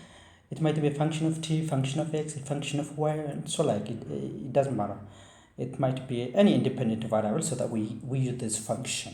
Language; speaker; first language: English; non-native, fluent; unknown